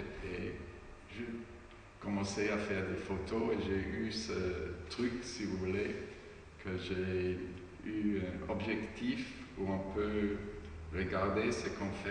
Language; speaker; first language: French; non-native, fluent; German